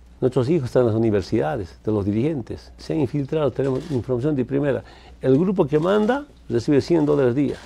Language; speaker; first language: Spanish; non-native, local second language; Aymara